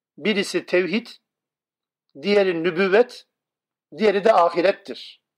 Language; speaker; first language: Turkish; non-native, local second language; Kurdish